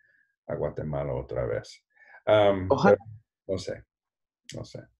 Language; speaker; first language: Spanish; non-native, learner; English